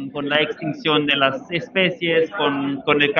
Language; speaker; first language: Spanish; non-native, fluent; German